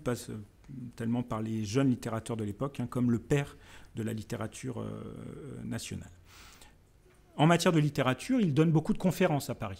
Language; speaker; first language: French; native; French